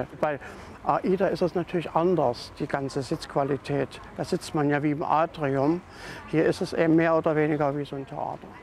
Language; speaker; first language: German; native; German